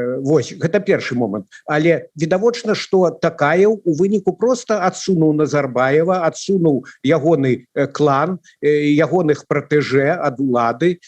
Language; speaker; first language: Belarusian; native; Belarusian